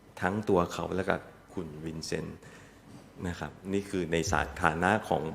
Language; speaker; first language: Thai; native; Thai